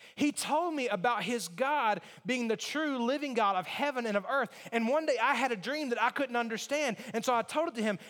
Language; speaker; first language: English; native; English